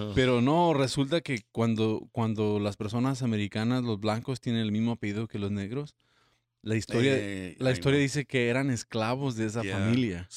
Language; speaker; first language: Spanish; early bilingual, heritage; Spanish